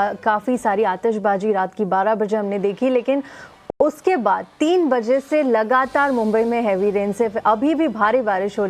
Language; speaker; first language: Hindi; native; Hindi